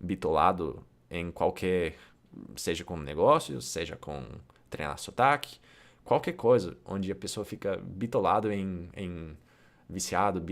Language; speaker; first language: Portuguese; non-native, fluent; English